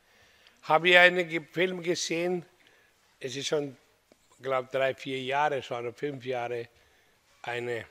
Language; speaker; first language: German; non-native, learner; Hindi